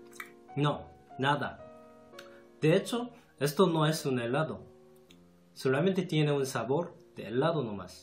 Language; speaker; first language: Spanish; non-native, fluent; Korean